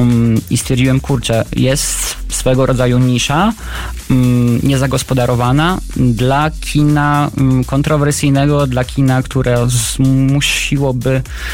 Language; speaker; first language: Polish; native; Polish